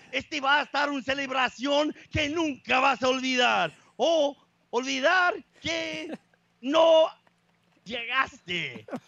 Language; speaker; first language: Spanish; non-native, learner; English